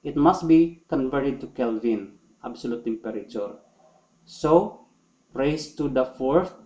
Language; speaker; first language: English; non-native, local second language; Filipino